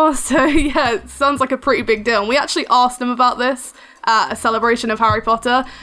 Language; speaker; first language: English; native; English